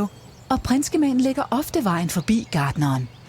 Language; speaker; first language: Danish; native; Danish